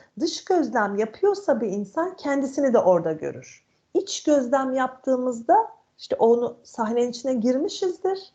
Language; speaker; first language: Turkish; native; Turkish